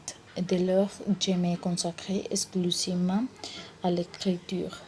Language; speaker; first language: French; non-native, learner; Spanish